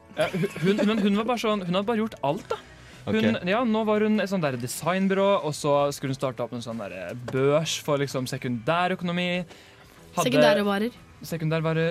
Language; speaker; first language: Norwegian; native; Norwegian